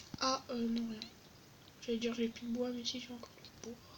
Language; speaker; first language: French; native; French